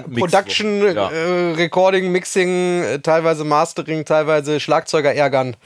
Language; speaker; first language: German; native; German